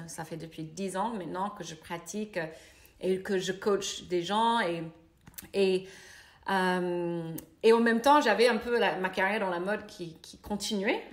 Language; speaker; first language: French; non-native, fluent; English